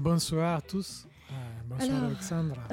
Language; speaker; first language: French; non-native, learner; Italian